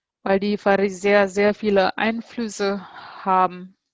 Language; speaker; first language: German; non-native, fluent; Indonesian